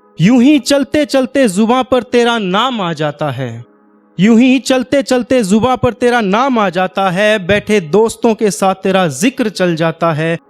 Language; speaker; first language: Hindi; native; Hindi